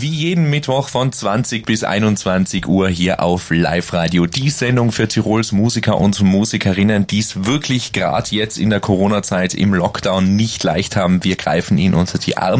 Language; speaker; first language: German; native; German